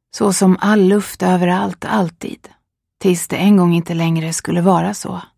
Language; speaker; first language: Swedish; native; Swedish